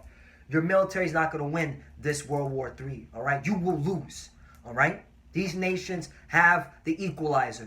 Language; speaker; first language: English; native; English